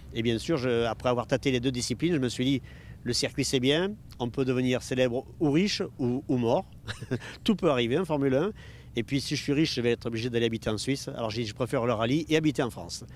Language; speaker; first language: French; native; French